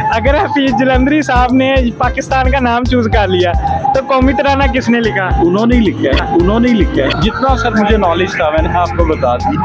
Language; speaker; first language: Urdu; native; Urdu